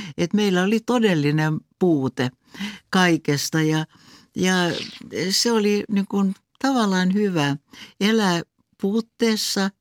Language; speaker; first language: Finnish; non-native, local second language; Swedish